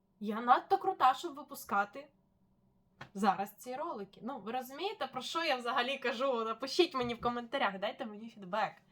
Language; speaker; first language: Ukrainian; non-native, local second language; Russian